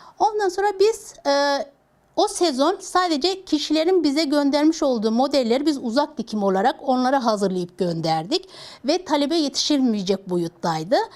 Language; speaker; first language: Turkish; native; Turkish